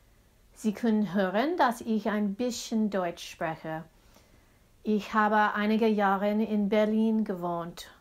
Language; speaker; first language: German; non-native, learner; English